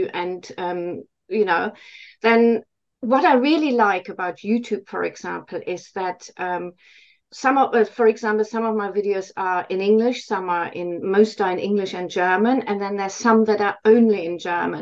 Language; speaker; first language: English; non-native, fluent; German